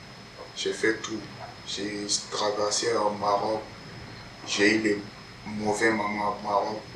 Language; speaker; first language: French; non-native, learner; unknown